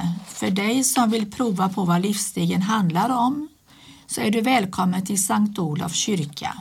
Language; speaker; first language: Swedish; native; Swedish